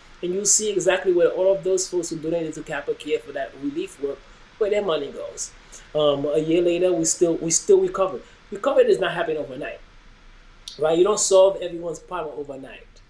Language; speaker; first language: English; early bilingual, other home language; Haitian Creole